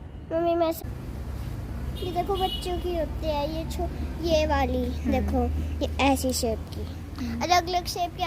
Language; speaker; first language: Hindi; native; Hindi